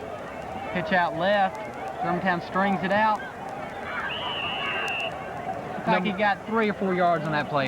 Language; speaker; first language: English; native; English